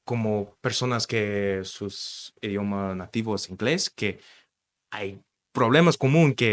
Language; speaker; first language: Spanish; non-native, fluent; English